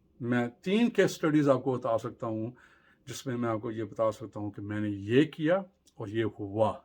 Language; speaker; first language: Urdu; native; Urdu